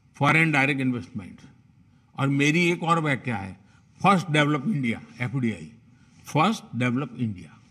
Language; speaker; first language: Hindi; non-native, local second language; Gujarati